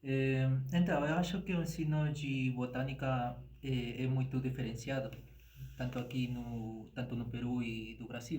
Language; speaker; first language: Portuguese; non-native, fluent; Spanish